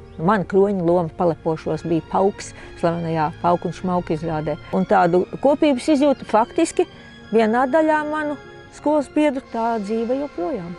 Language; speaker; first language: Latvian; native; Latvian